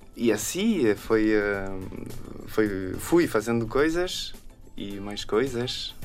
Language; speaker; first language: Portuguese; non-native, fluent; French